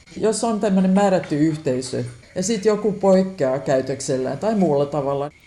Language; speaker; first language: Finnish; non-native, local second language; Swedish